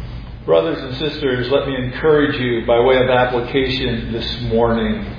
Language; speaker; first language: English; native; English